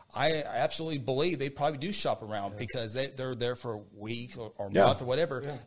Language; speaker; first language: English; native; English